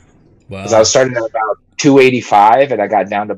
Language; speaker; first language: English; early bilingual, other home language; Spanish